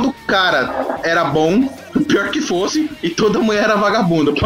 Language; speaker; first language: Portuguese; native; Portuguese